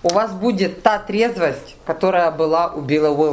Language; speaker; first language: Russian; native; Russian